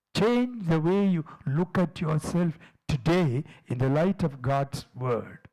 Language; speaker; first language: English; non-native, local second language; Tamil